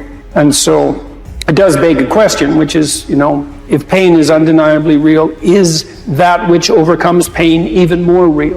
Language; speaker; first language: English; native; English